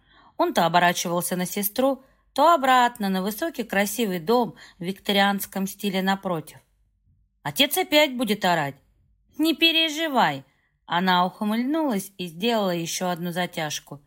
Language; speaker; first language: Russian; native; Russian